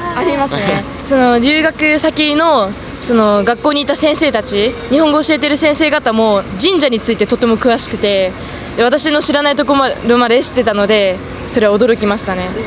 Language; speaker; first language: Japanese; native; Japanese